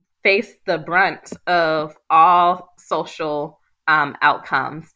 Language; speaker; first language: English; native; English